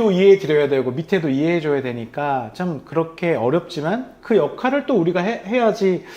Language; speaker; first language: Korean; native; Korean